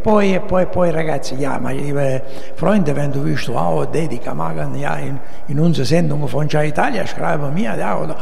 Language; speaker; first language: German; non-native, learner; Italian